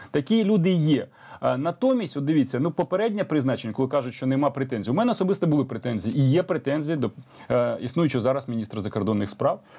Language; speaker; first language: Ukrainian; native; Ukrainian